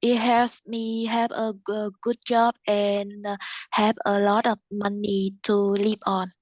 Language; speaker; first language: English; non-native, learner; Vietnamese